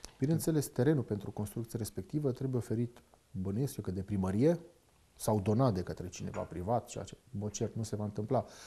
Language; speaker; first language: Romanian; non-native, local second language; Hungarian